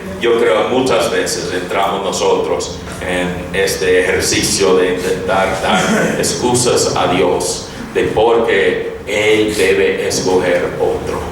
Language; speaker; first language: Spanish; non-native, fluent; English